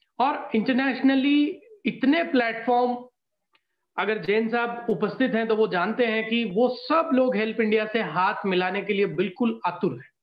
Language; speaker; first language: Hindi; native; Hindi